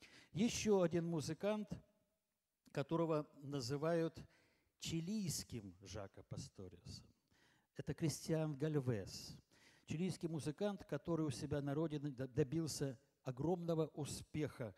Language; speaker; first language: Russian; native; Russian